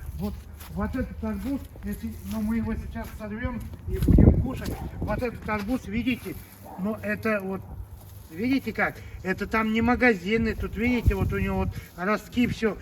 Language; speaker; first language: Russian; non-native, local second language; Tuvinian